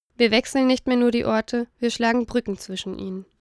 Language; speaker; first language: German; native; German